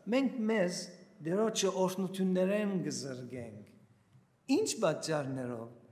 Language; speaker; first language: Armenian; early bilingual, heritage; Armenian